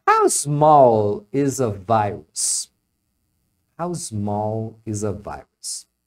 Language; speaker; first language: English; non-native, fluent; Portuguese